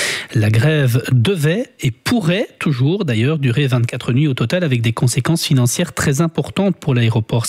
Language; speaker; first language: French; native; French